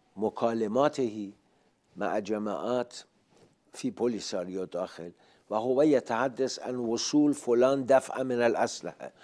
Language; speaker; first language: Arabic; non-native, fluent; Persian